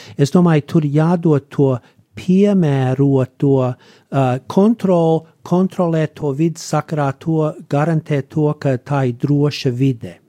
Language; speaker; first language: Latvian; early bilingual, heritage; Latvian